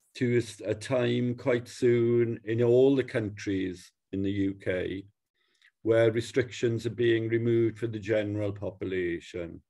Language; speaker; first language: English; native; English